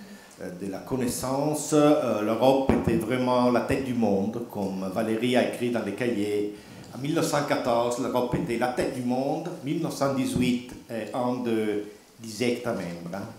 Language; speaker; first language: French; non-native, learner; Italian